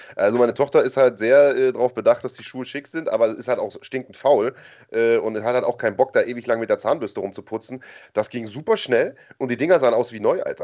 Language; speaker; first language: German; native; German